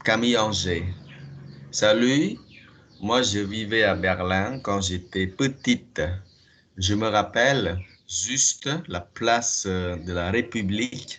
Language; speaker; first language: French; non-native, fluent; Khmer